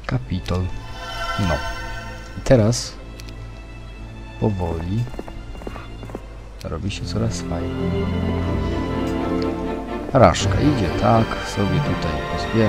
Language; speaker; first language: Polish; native; Polish